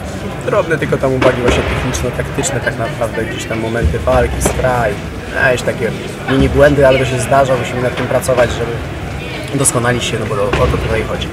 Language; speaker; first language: Polish; native; Polish